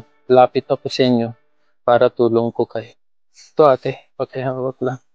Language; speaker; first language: Filipino; non-native, learner; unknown